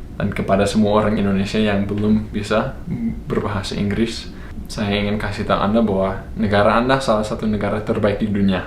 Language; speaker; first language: Indonesian; non-native, fluent; English